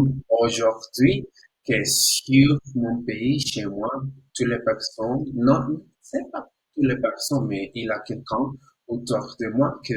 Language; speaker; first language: French; non-native, learner; Spanish